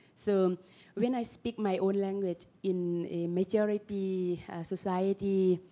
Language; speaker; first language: English; non-native, learner; Lao